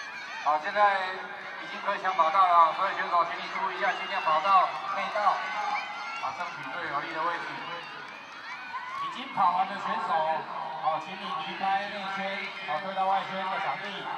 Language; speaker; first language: Chinese; native; Chinese